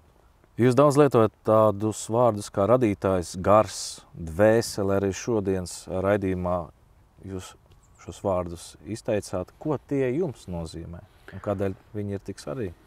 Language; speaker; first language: Latvian; native; Latvian